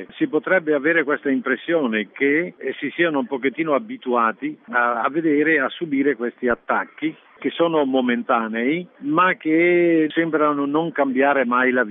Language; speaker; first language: Italian; native; Italian